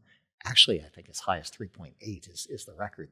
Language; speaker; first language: English; native; English